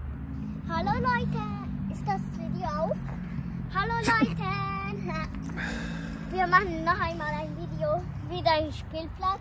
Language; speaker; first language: German; non-native, learner; Arabic